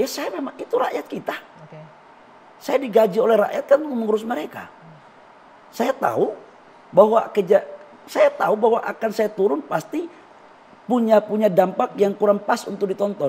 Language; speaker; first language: Indonesian; native; Indonesian